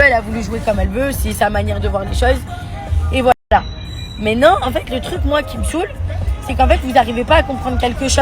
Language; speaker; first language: French; native; French